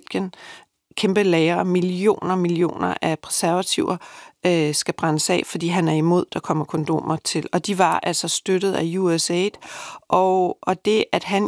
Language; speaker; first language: Danish; native; Danish